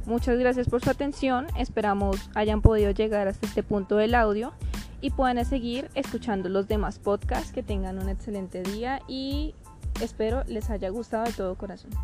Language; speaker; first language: Spanish; native; Spanish